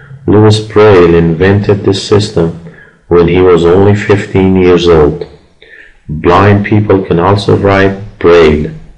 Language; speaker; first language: English; non-native, fluent; Persian